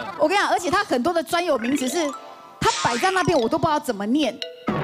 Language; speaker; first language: Chinese; native; Chinese